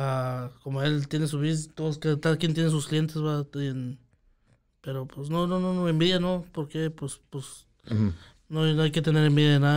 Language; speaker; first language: Spanish; native; Spanish